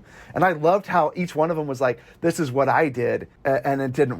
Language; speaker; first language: English; native; English